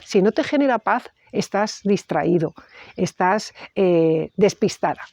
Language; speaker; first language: Spanish; native; Spanish